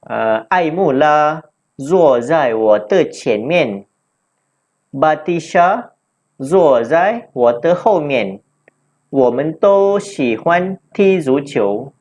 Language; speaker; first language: Chinese; non-native, local second language; Malay